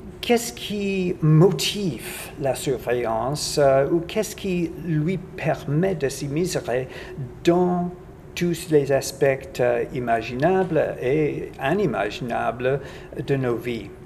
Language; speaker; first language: French; non-native, learner; English